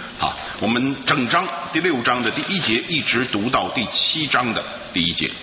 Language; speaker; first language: Chinese; native; Chinese